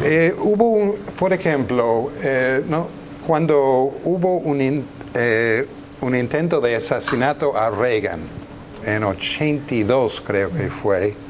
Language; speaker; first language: Spanish; non-native, fluent; English